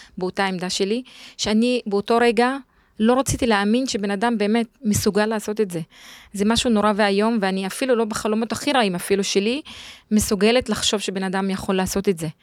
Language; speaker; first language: Hebrew; non-native, local second language; Arabic